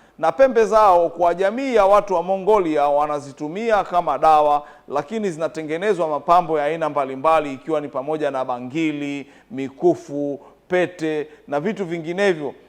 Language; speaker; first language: Swahili; native; Swahili